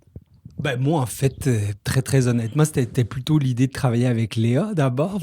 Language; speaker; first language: French; native; French